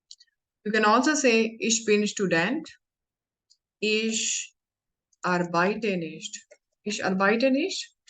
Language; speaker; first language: German; non-native, learner; Hindi